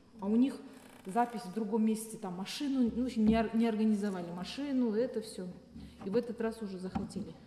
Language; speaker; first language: Russian; non-native, local second language; Kazakh